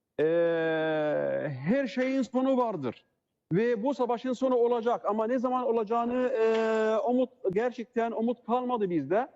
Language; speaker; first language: Turkish; non-native, learner; Arabic